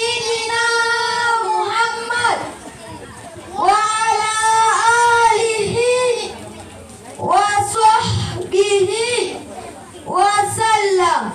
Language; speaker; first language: Arabic; non-native, learner; Swahili